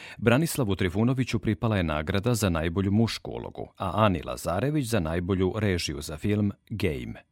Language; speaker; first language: Serbian; native; Serbian